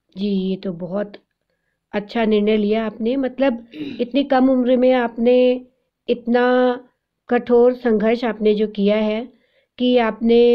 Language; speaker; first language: Hindi; native; Hindi